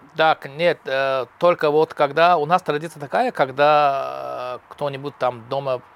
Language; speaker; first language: Russian; non-native, local second language; Tajik